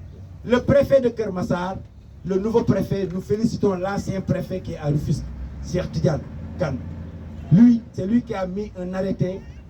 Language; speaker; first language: French; non-native, local second language; Wolof